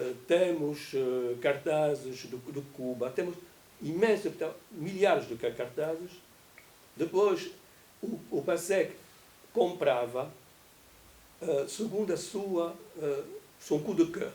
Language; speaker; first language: Portuguese; non-native, fluent; French